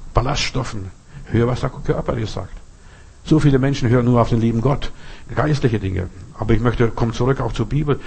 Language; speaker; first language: German; non-native, fluent; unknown